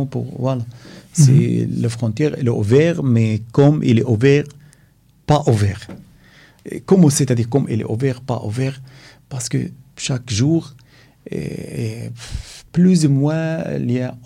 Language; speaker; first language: French; non-native, fluent; Arabic